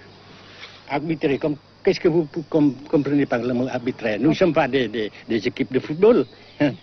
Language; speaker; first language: French; non-native, local second language; Vietnamese